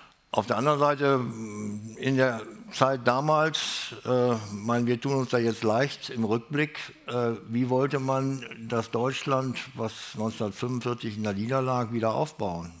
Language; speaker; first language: German; native; German